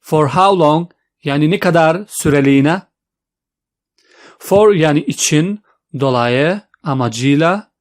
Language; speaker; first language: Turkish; non-native, fluent; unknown